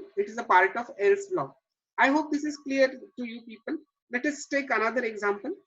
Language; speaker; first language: English; non-native, local second language; Marathi